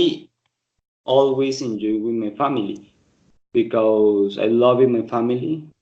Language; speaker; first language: English; non-native, learner; Spanish